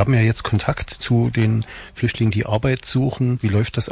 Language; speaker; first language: German; native; German